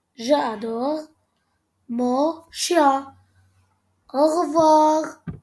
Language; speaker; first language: French; non-native, learner; Spanish